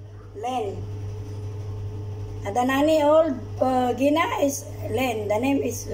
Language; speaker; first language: English; non-native, learner; Filipino